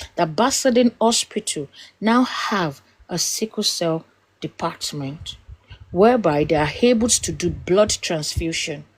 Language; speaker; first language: English; non-native, local second language; Yoruba